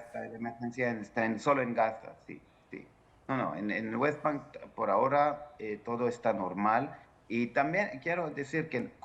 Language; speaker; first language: Spanish; non-native, fluent; Hebrew